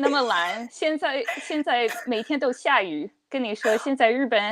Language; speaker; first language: Chinese; non-native, fluent; English